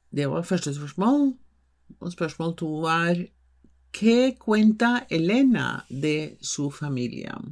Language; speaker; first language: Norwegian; non-native, fluent; Spanish